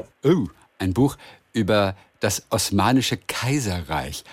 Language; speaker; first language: German; native; German